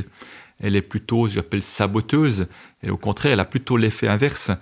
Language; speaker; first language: French; native; French